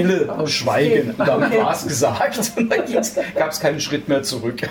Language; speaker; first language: German; native; German